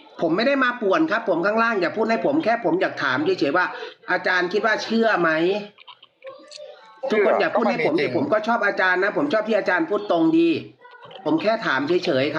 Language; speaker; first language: Thai; native; Thai